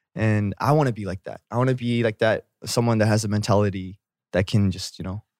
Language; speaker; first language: English; native; English